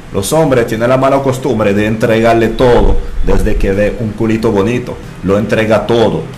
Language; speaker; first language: Spanish; non-native, fluent; French